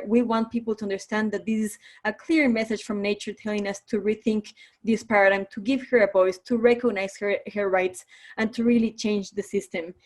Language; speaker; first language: English; non-native, fluent; Spanish